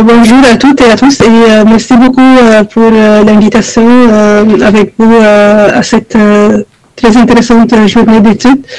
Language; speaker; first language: French; non-native, fluent; Arabic